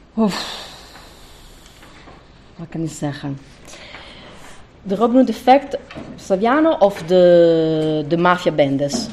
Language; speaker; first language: Dutch; non-native, fluent; Italian